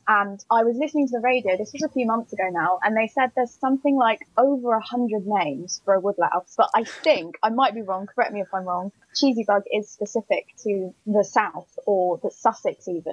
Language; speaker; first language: English; native; English